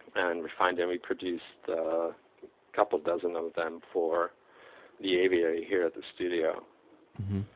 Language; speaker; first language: English; non-native, fluent; Czech